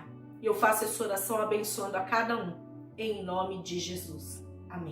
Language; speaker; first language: Portuguese; native; Portuguese